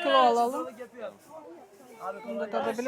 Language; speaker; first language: Turkish; non-native, learner; Russian